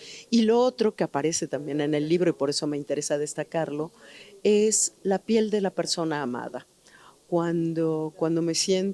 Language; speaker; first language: Spanish; native; Spanish